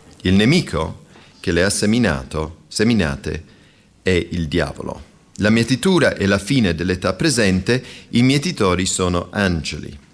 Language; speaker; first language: Italian; non-native, fluent; English